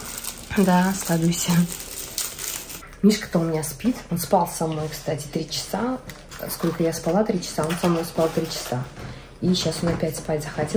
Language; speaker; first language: Russian; native; Russian